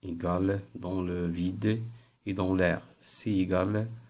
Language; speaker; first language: French; non-native, local second language; Arabic